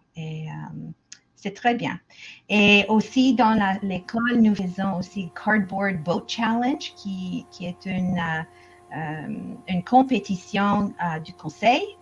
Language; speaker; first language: French; non-native, local second language; English